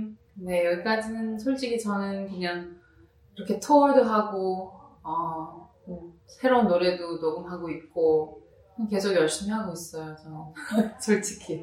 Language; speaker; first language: Korean; early bilingual, heritage; Korean